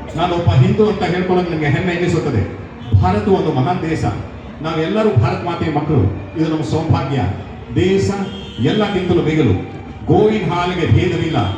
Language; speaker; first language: Kannada; non-native, local second language; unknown